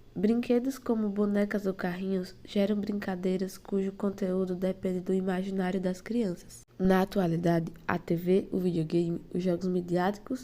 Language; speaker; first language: Portuguese; native; Portuguese